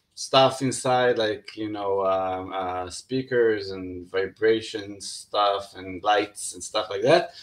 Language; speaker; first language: English; non-native, fluent; Hebrew